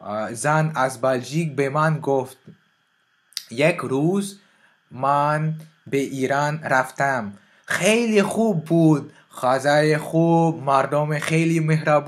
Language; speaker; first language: Persian; non-native, learner; French